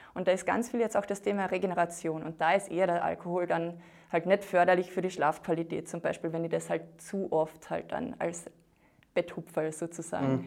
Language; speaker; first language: German; native; German